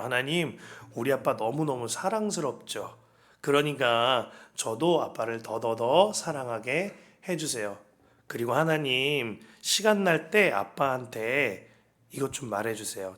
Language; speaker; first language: Korean; native; Korean